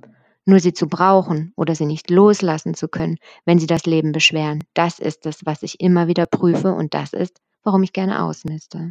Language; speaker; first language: German; native; German